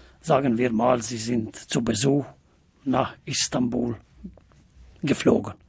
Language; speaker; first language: German; non-native, fluent; Albanian